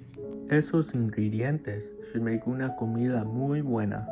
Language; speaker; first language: Spanish; non-native, learner; English